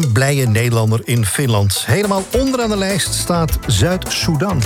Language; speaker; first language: Dutch; native; Dutch